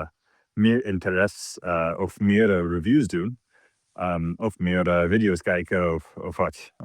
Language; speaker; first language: Dutch; non-native, learner; English